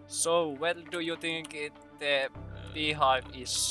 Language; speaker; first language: English; non-native, fluent; Finnish